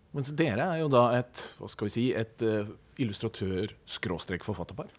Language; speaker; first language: Norwegian; native; Norwegian